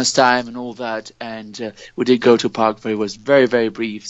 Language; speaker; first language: English; non-native, fluent; Spanish